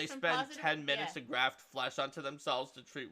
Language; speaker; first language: English; native; English